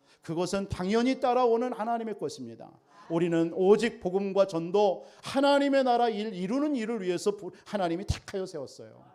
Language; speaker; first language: Korean; native; Korean